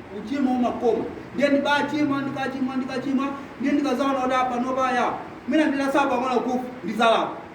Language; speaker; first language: Nyanja; non-native, local second language; Tumbuka